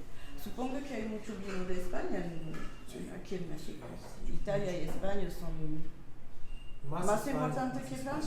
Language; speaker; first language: Spanish; non-native, learner; French